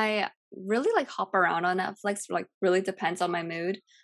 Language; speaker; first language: English; early bilingual, other home language; Cantonese